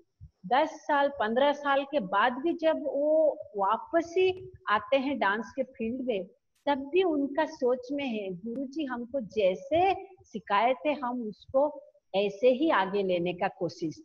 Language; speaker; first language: Hindi; non-native, local second language; Odia